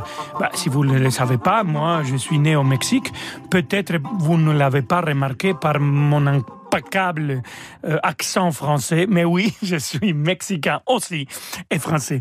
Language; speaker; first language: French; non-native, fluent; Spanish